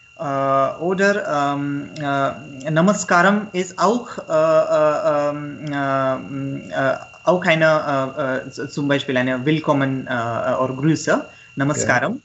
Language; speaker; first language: German; non-native, learner; Marathi